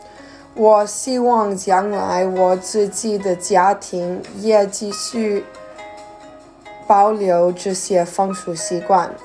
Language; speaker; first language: Chinese; early bilingual, heritage; Chinese